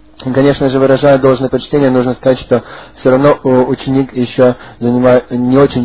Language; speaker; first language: Russian; native; Russian